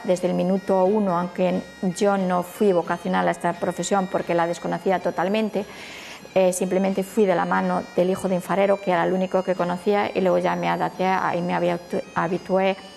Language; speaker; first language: Spanish; native; Spanish